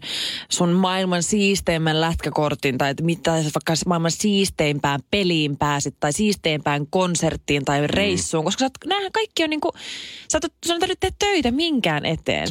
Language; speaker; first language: Finnish; native; Finnish